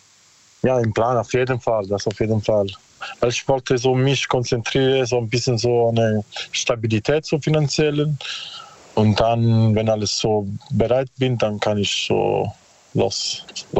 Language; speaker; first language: German; non-native, learner; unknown